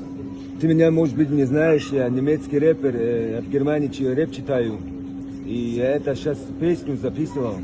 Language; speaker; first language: Russian; early bilingual, heritage; Russian